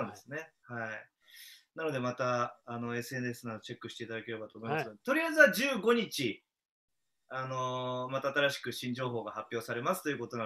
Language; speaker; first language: Japanese; native; Japanese